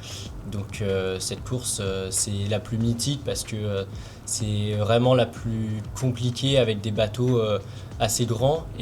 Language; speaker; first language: French; native; French